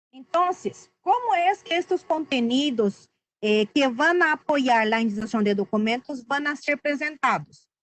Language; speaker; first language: Spanish; non-native, fluent; Portuguese